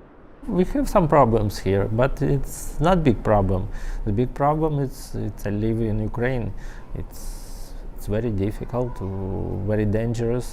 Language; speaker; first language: English; non-native, learner; Ukrainian